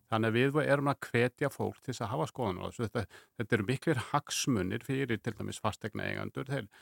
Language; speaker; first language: Icelandic; native; Icelandic